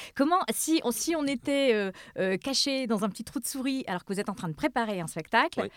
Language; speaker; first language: French; native; French